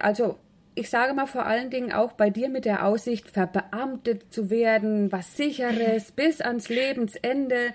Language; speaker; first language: German; native; German